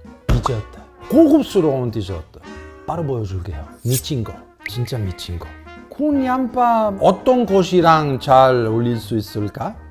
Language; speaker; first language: Korean; non-native, fluent; Italian